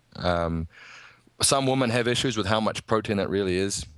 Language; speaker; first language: English; native; English